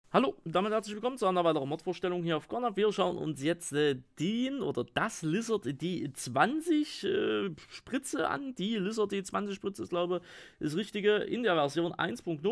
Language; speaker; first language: German; native; German